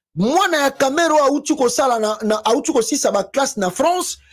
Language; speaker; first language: French; non-native, local second language; Lingala